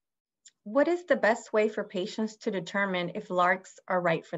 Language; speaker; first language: English; native; English